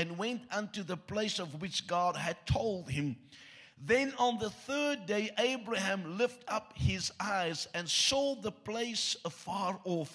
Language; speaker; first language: English; non-native, local second language; Afrikaans